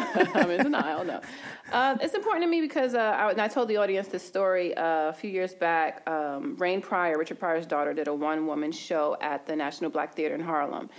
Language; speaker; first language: English; native; English